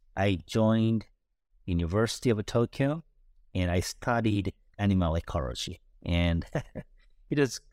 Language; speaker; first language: English; non-native, fluent; Japanese